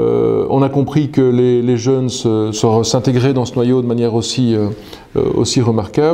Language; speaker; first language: French; native; French